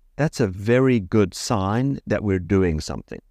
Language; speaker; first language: English; native; English